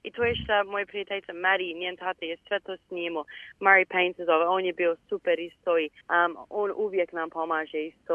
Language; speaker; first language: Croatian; early bilingual, heritage; Bosnian